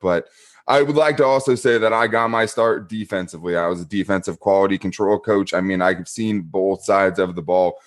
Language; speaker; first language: English; native; English